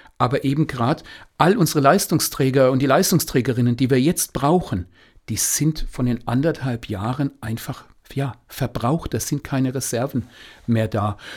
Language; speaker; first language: German; native; German